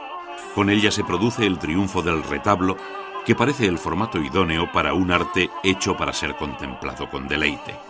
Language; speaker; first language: Spanish; native; Spanish